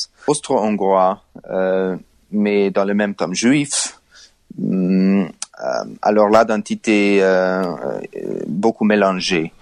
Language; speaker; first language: French; non-native, learner; Hungarian